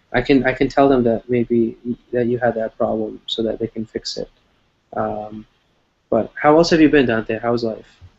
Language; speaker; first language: English; non-native, fluent; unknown